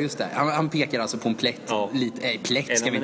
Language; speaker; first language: Swedish; native; Swedish